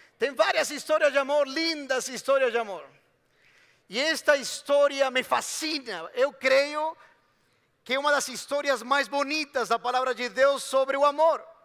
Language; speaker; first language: Portuguese; non-native, fluent; Spanish